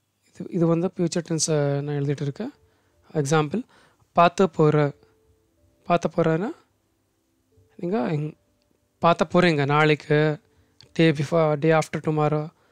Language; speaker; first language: Tamil; non-native, local second language; Kannada